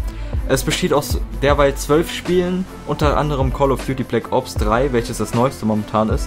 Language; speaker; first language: German; native; German